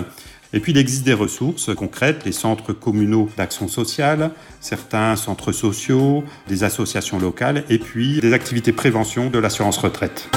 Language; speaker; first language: French; native; French